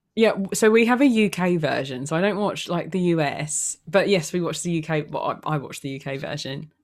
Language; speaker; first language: English; native; English